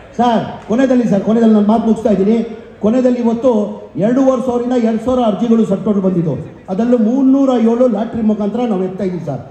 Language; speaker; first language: Kannada; non-native, local second language; Urdu